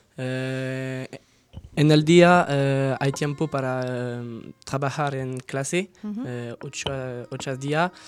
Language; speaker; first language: Spanish; non-native, learner; French